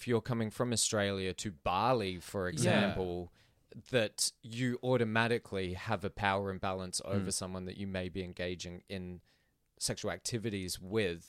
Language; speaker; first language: English; non-native, local second language; Filipino